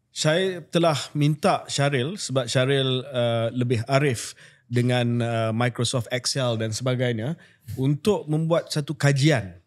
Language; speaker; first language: Malay; native; Malay